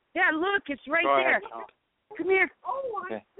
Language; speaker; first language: English; native; English